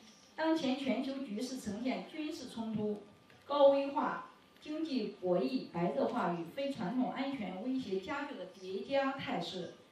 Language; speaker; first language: Chinese; native; Chinese